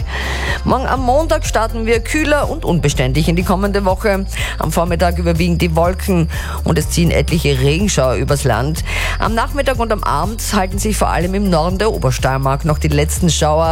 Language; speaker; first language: German; native; German